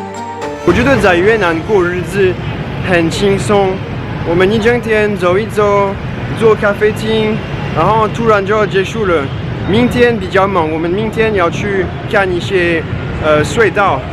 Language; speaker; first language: Chinese; non-native, fluent; French